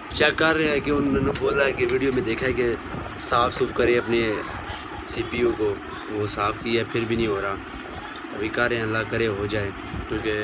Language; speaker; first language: Urdu; non-native, local second language; Punjabi